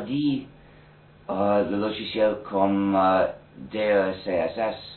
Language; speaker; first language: French; non-native, fluent; English